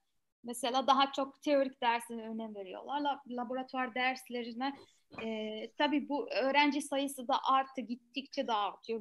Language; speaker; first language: Turkish; non-native, fluent; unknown